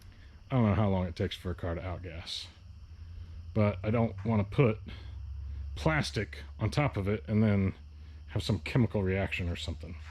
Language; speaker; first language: English; native; English